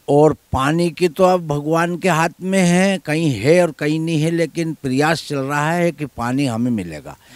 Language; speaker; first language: Hindi; native; Hindi